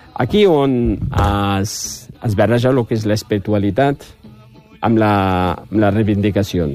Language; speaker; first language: Catalan; non-native, fluent; Riffian